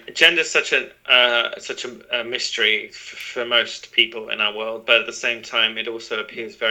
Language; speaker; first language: English; native; English